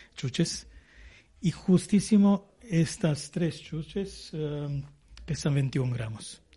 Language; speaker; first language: Spanish; non-native, learner; Serbian